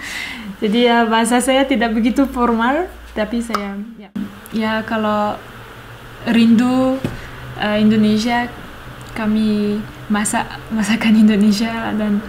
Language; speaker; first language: Indonesian; non-native, fluent; French